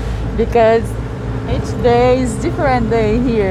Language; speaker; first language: English; non-native, learner; Portuguese